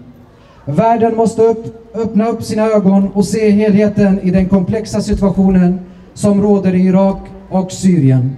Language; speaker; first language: Swedish; early bilingual, other home language; Assyrian Neo-Aramaic